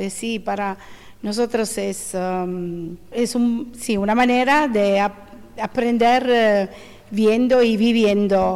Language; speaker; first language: Spanish; non-native, fluent; Italian